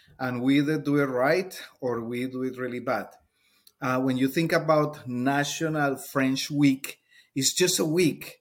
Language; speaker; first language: English; non-native, fluent; Spanish